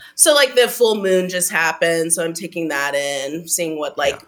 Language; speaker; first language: English; native; English